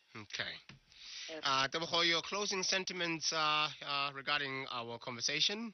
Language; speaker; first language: English; non-native, local second language; Tswana